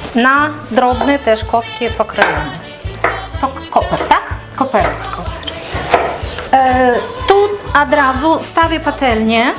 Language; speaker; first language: Polish; non-native, learner; Ukrainian